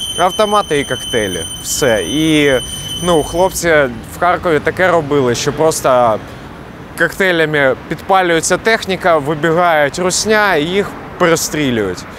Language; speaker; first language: Ukrainian; non-native, local second language; Russian